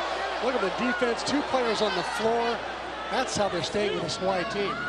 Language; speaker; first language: English; native; English